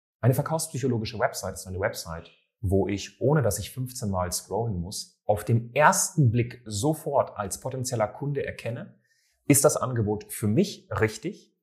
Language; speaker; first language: German; native; German